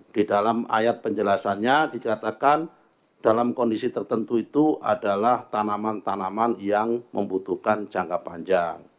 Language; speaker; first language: Indonesian; native; Indonesian